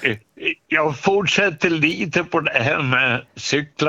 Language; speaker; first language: Swedish; native; Swedish